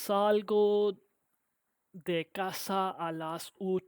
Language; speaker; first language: Spanish; non-native, learner; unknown